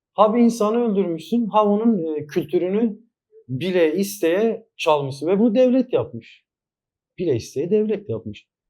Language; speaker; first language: Turkish; non-native, local second language; Kurdish